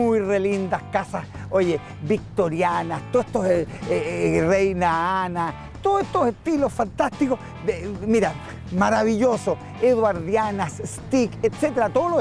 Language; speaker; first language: Spanish; native; Spanish